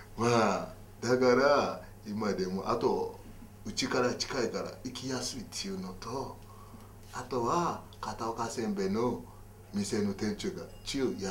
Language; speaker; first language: Japanese; non-native, fluent; Yoruba